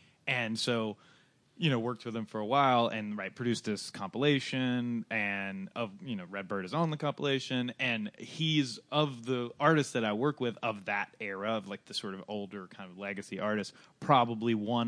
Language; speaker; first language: English; native; English